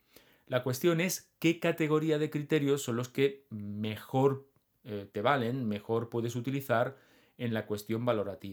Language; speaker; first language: Spanish; native; Spanish